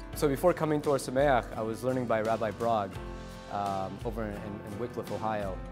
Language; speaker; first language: English; native; English